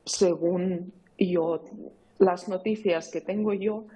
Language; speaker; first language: Spanish; non-native, fluent; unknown